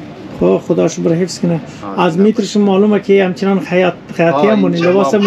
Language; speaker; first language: Persian; native; Persian